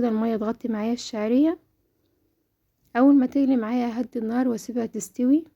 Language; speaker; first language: Arabic; native; Arabic